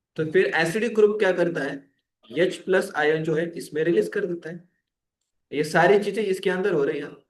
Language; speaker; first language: Hindi; non-native, local second language; Marathi